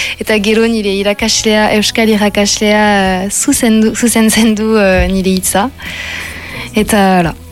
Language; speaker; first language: Basque; non-native, local second language; French